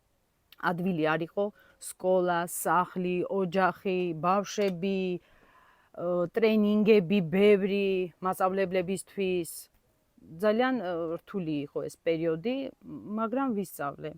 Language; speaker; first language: Georgian; non-native, local second language; Armenian